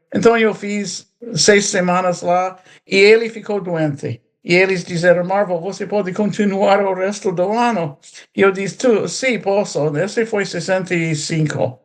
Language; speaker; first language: Portuguese; non-native, fluent; English